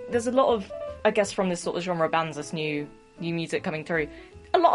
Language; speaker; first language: English; native; English